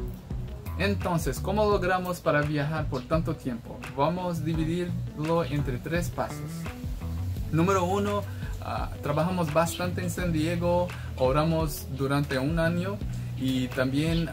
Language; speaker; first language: Spanish; non-native, fluent; English